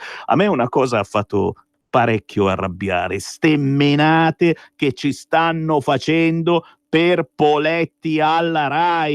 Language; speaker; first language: Italian; native; Italian